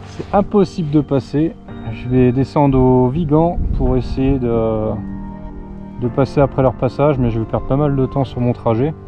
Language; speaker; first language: French; native; French